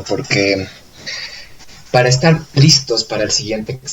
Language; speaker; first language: Spanish; native; Spanish